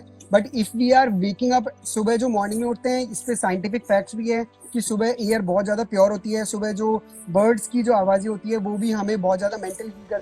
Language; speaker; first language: Hindi; native; Hindi